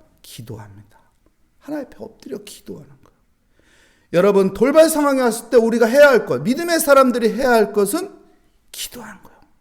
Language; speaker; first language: Korean; native; Korean